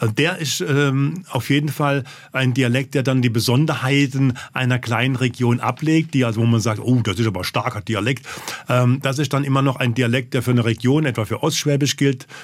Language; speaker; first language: German; native; German